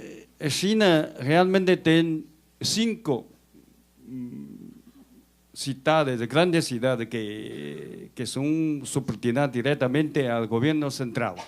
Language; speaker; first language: Portuguese; non-native, learner; Chinese